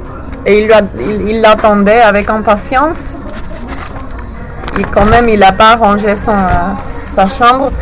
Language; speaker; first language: French; non-native, learner; English